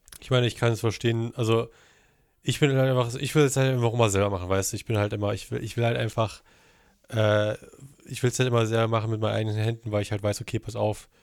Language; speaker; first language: German; native; German